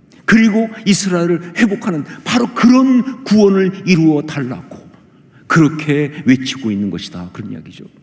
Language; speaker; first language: Korean; native; Korean